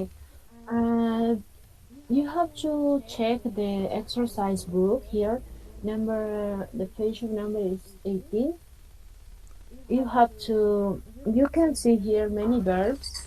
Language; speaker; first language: English; non-native, fluent; Spanish